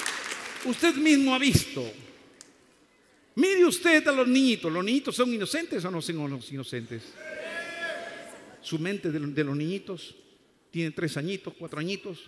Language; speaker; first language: Spanish; native; Spanish